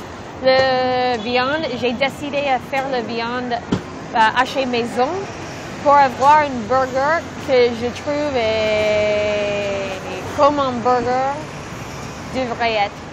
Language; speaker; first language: French; non-native, learner; English